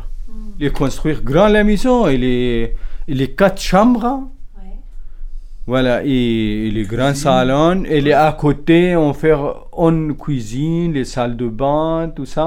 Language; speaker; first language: French; non-native, learner; Kurdish